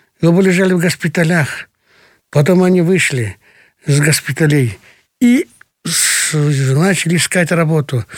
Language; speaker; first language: Russian; non-native, local second language; Kyrgyz